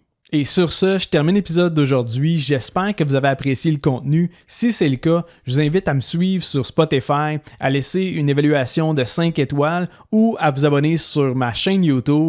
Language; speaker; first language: French; native; French